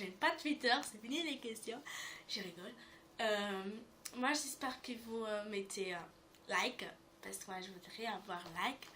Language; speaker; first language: French; native; French